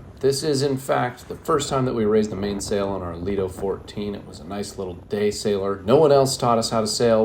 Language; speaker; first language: English; native; English